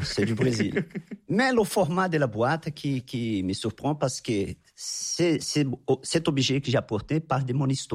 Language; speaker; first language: French; non-native, fluent; Portuguese